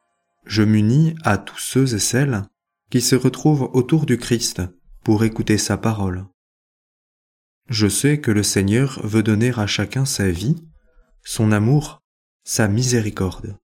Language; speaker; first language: French; native; French